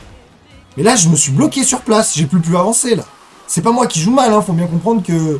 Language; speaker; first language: French; native; French